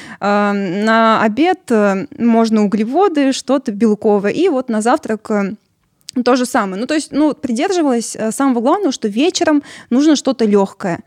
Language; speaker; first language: Russian; early bilingual, other home language; Georgian